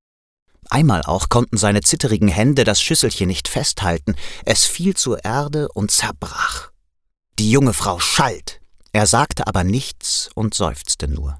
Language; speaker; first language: German; native; German